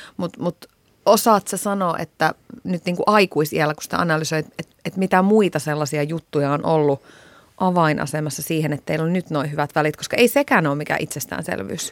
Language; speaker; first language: Finnish; native; Finnish